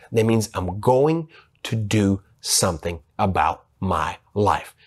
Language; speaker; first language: English; non-native, fluent; Ukrainian